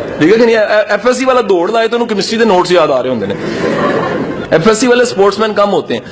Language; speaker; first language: Urdu; non-native, local second language; Punjabi